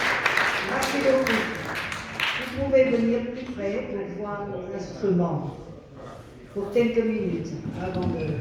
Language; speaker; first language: French; non-native, fluent; Vietnamese